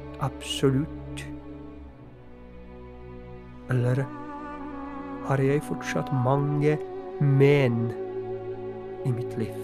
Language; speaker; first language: Norwegian; non-native, fluent; Polish